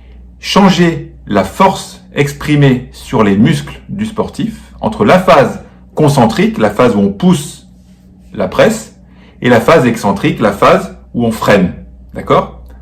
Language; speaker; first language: French; native; French